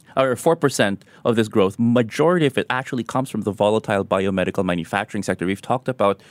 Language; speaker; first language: English; non-native, local second language; Filipino